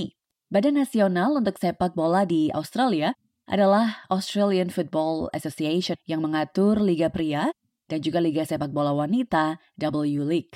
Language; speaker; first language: Indonesian; native; Indonesian